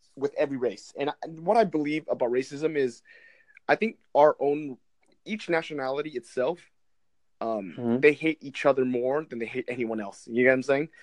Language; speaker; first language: English; non-native, fluent; Vietnamese